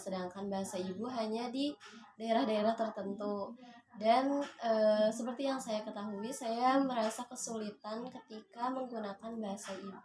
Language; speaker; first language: Indonesian; non-native, local second language; Sundanese